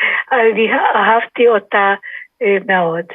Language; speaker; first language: Hebrew; non-native, learner; German